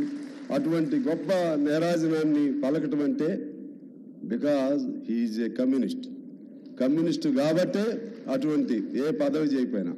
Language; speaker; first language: Telugu; native; Telugu